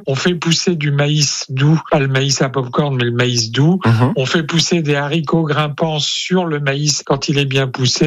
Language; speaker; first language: French; native; French